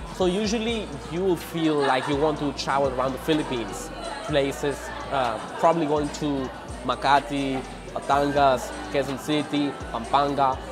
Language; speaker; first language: English; non-native, fluent; Spanish